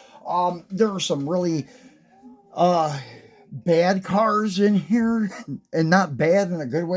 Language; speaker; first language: English; native; English